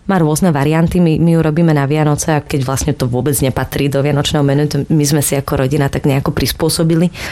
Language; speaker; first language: Slovak; native; Slovak